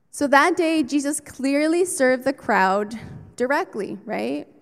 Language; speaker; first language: English; early bilingual, other home language; Spanish